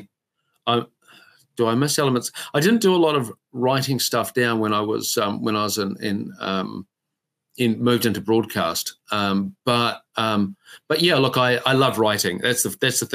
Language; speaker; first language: English; native; English